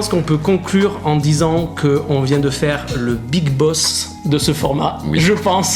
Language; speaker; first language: French; native; French